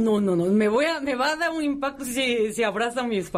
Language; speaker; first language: Spanish; non-native, fluent; Korean